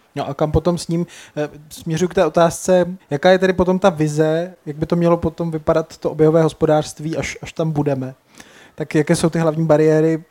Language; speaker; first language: Czech; native; Czech